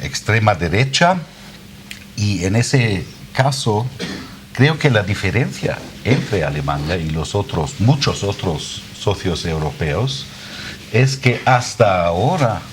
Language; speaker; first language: Spanish; non-native, fluent; German